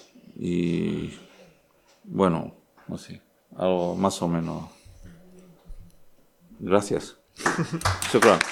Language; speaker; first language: Spanish; non-native, learner; Arabic